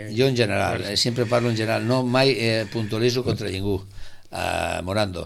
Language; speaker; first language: Catalan; native; Catalan